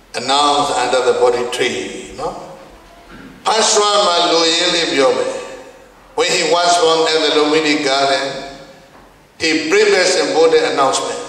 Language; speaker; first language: English; non-native, learner; Burmese